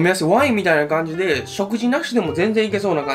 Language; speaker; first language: Japanese; native; Japanese